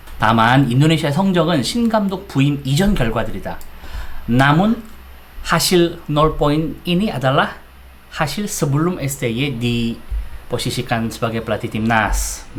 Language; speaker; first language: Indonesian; non-native, fluent; Korean